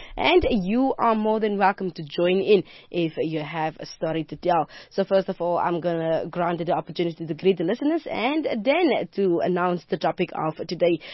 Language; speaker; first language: English; non-native, local second language; Afrikaans